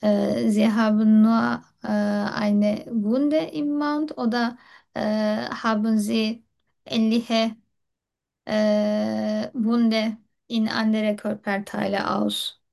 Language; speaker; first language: German; non-native, learner; Turkish